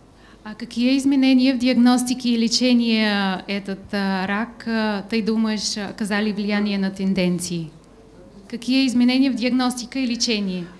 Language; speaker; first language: Russian; non-native, learner; Bulgarian